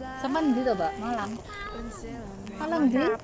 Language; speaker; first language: Indonesian; non-native, local second language; Javanese